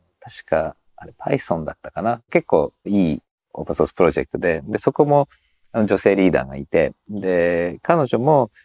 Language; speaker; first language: Japanese; early bilingual, heritage; Japanese